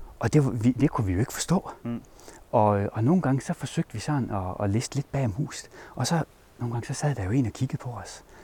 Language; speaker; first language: Danish; native; Danish